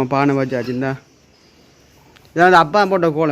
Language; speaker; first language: Tamil; native; Tamil